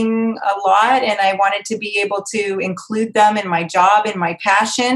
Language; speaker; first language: English; native; English